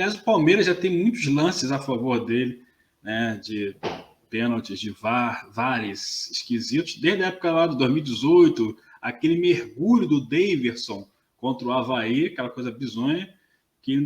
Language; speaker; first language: Portuguese; native; Portuguese